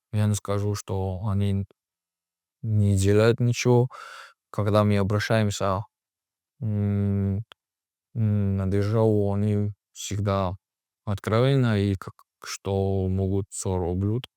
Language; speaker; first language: Russian; non-native, learner; Georgian